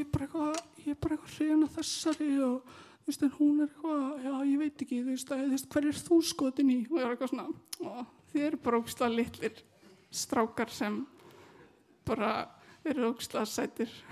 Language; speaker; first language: Icelandic; native; Icelandic